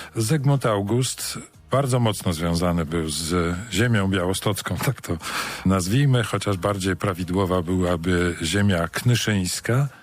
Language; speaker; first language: Polish; native; Polish